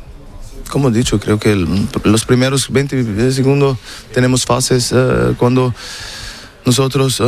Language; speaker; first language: Spanish; non-native, learner; German